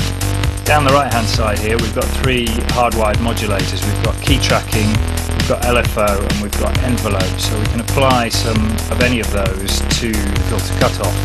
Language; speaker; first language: English; native; English